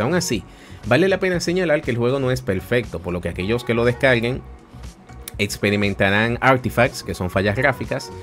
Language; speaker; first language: Spanish; native; Spanish